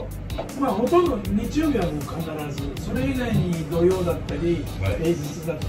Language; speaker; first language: Japanese; native; Japanese